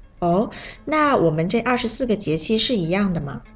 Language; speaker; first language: Chinese; native; Chinese